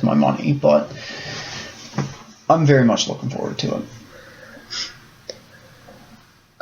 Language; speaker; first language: English; native; English